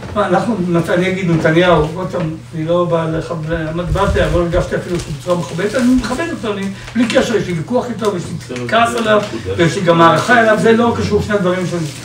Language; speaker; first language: Hebrew; native; Hebrew